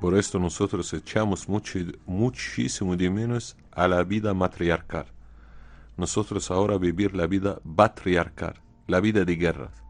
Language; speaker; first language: Spanish; non-native, fluent; Arabic